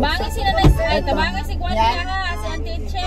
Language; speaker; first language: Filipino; non-native, local second language; Cebuano